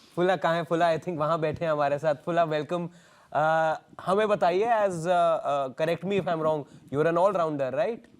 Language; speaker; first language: Hindi; native; Hindi